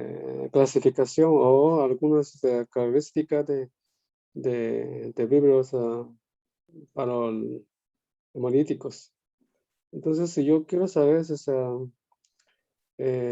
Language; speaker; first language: Spanish; non-native, learner; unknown